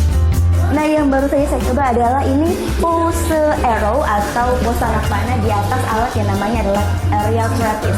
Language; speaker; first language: Indonesian; native; Indonesian